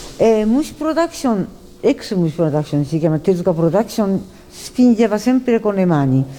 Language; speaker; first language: Italian; non-native, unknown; Japanese